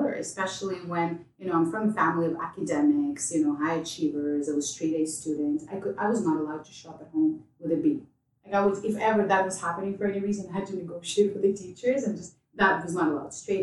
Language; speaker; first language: English; non-native, fluent; Ukrainian